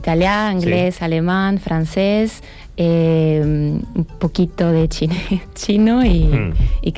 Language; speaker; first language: Catalan; non-native, learner; Italian